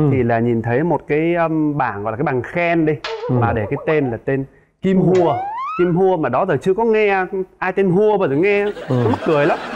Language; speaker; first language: Vietnamese; non-native, local second language; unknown